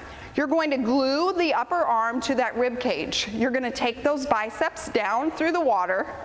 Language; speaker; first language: English; native; English